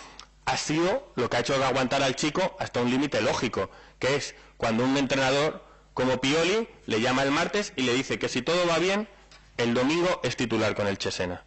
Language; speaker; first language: Spanish; native; Spanish